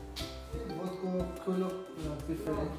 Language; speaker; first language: French; non-native, learner; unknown